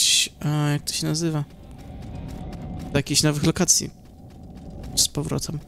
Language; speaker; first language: Polish; native; Polish